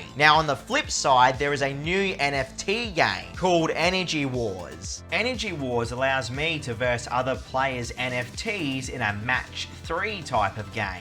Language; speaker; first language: English; native; English